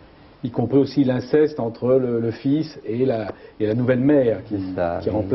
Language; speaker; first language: French; native; French